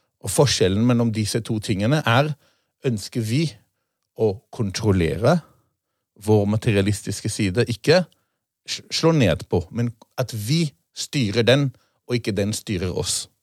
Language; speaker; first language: Norwegian; non-native, fluent; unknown